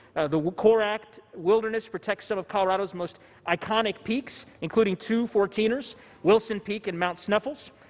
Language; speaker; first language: English; early bilingual, other home language; Tigrinya